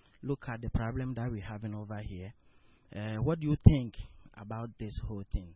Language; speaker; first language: English; native; English